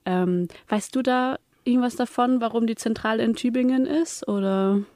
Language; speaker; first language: German; native; German